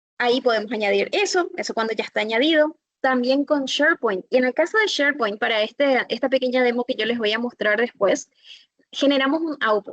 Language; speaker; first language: Spanish; native; Spanish